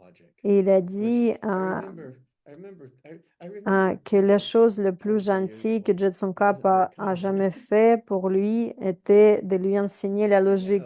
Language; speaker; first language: French; non-native, fluent; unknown